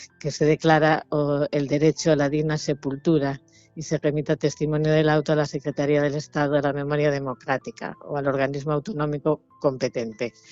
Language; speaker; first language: Spanish; non-native, local second language; Galician